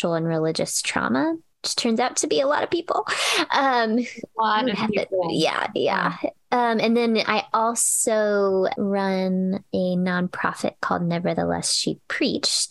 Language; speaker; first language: English; native; English